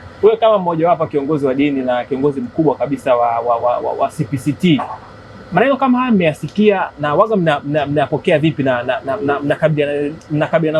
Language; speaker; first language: Swahili; native; Swahili